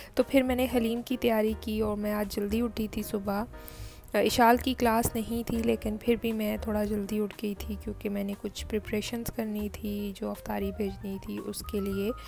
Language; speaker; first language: Urdu; native; Urdu